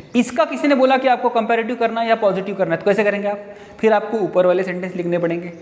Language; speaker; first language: Hindi; non-native, local second language; Marathi